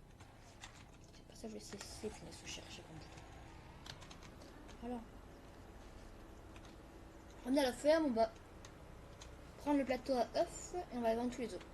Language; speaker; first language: French; native; French